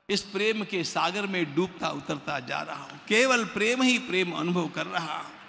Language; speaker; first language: Hindi; non-native, local second language; Marathi